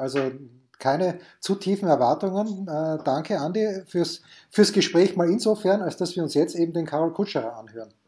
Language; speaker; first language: German; native; German